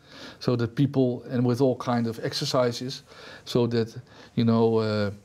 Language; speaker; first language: English; non-native, fluent; Dutch